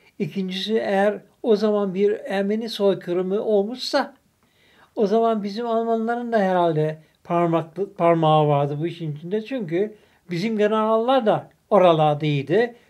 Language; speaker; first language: Turkish; early bilingual, other home language; German